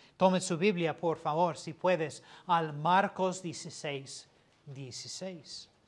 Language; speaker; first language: Spanish; non-native, fluent; English